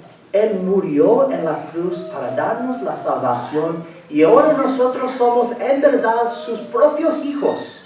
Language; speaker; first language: Spanish; non-native, fluent; English